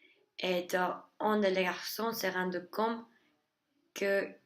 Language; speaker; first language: French; non-native, learner; Spanish